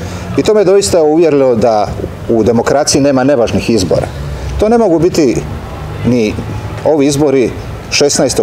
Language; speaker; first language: Serbian; native; Serbian